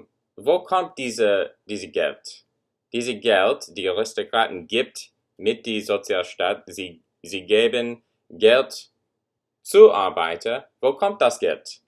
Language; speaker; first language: German; non-native, learner; English